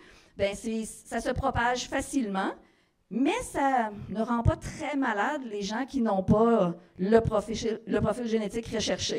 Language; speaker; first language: French; native; French